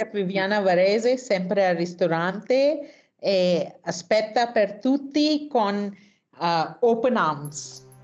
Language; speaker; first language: Italian; non-native, learner; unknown